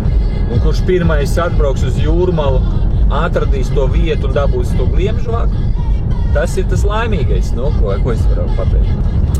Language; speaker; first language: Latvian; native; Latvian